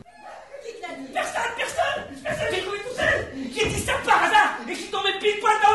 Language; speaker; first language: French; native; French